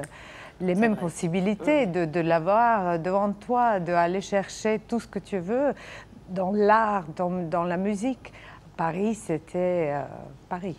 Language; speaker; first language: French; non-native, fluent; Serbian